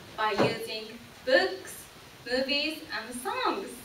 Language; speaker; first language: English; non-native, learner; Japanese